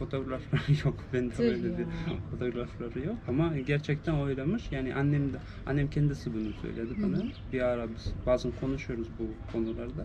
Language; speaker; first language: Turkish; non-native, fluent; Russian